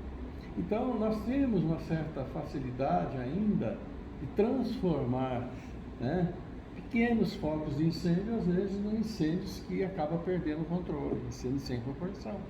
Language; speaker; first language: Portuguese; native; Portuguese